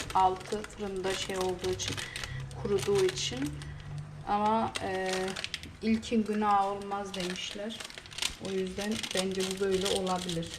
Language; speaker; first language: Turkish; native; Turkish